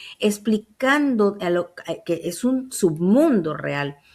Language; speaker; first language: Spanish; native; Spanish